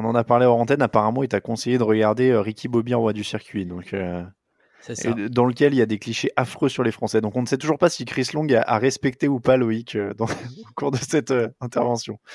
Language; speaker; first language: French; native; French